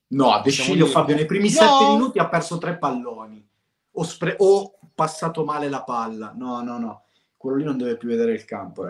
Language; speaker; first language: Italian; native; Italian